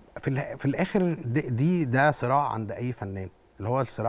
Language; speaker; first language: Arabic; native; Arabic